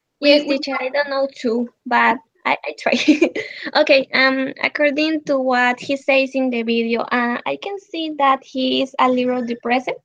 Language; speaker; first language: English; non-native, learner; Spanish